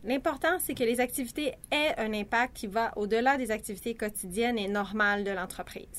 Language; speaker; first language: French; native; French